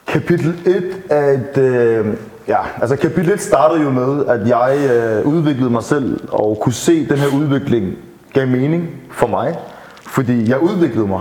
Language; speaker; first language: Danish; native; Danish